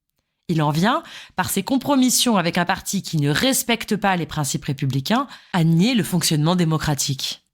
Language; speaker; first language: French; native; French